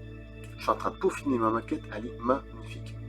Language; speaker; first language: French; native; French